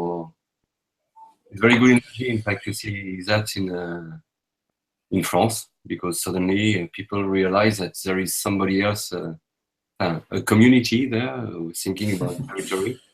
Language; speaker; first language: English; non-native, learner; French